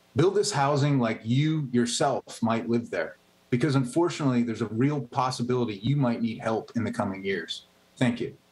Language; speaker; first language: English; native; English